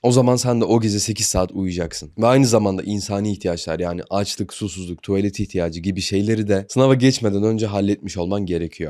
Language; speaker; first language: Turkish; native; Turkish